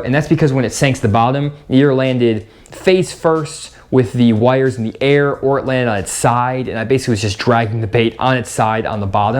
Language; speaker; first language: English; native; English